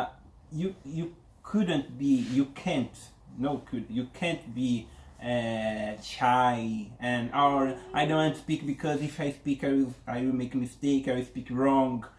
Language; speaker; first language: English; non-native, learner; Portuguese